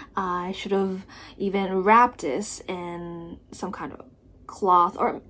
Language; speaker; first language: English; non-native, fluent; Japanese